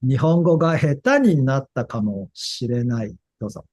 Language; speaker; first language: Japanese; non-native, fluent; English